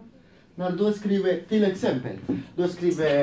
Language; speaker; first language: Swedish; non-native, learner; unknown